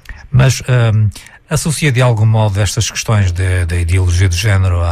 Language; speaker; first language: Portuguese; native; Portuguese